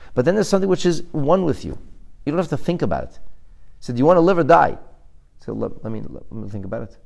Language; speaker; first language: English; native; English